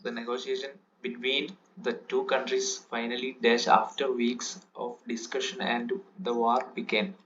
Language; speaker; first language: English; non-native, local second language; Malayalam